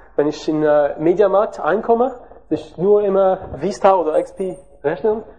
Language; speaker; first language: German; non-native, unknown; French